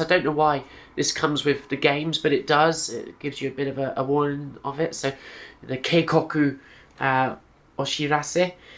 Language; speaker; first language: English; native; English